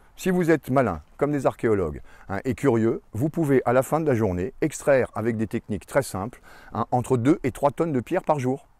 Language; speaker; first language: French; native; French